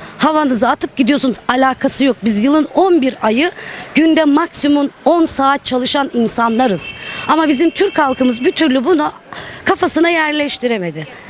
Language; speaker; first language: Turkish; native; Turkish